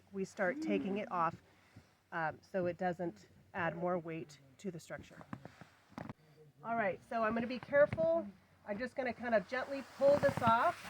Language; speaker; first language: English; native; English